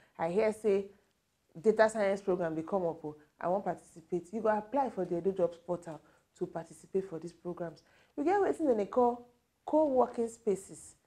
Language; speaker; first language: Nigerian Pidgin; native; Nigerian Pidgin